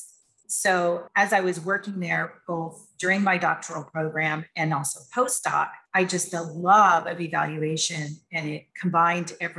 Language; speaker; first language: English; native; English